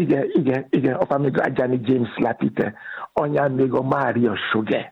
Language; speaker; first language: Hungarian; non-native, learner; Yoruba